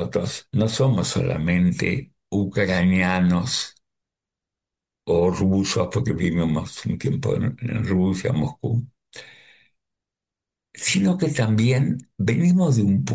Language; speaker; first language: Spanish; early bilingual, other home language; Yiddish